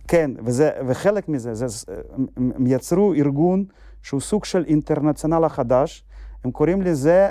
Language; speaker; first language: Hebrew; non-native, fluent; Russian